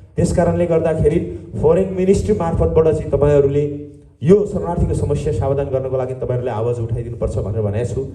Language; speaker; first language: Nepali; native; Nepali